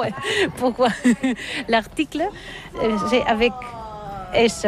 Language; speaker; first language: French; non-native, learner; Catalan